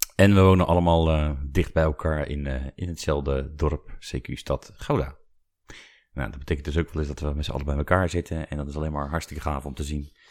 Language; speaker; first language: Dutch; native; Dutch